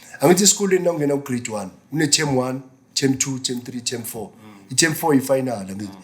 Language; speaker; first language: Zulu; non-native, local second language; South Ndebele